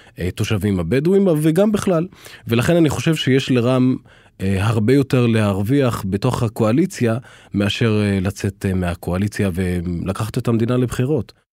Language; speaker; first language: Hebrew; non-native, local second language; Arabic